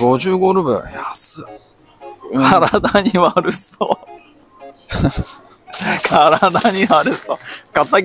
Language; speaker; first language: Japanese; native; Japanese